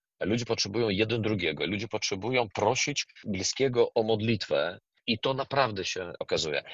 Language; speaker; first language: Polish; non-native, fluent; Ukrainian